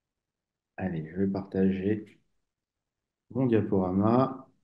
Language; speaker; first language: French; native; French